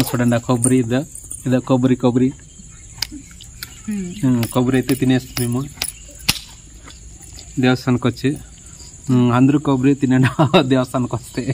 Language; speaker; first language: Telugu; native; Telugu